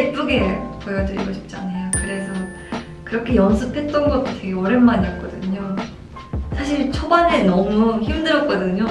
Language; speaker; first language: Korean; non-native, fluent; Japanese